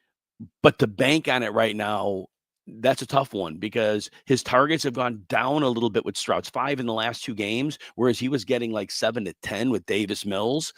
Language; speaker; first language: English; native; English